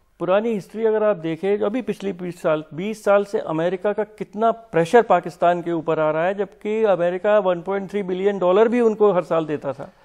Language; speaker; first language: Hindi; native; Hindi